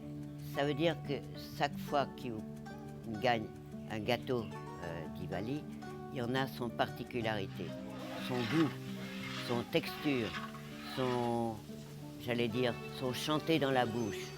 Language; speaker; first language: French; non-native, local second language; Morisyen